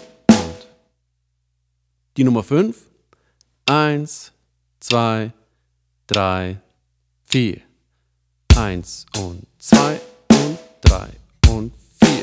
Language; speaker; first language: German; native; German